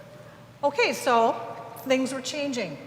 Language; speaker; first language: English; native; English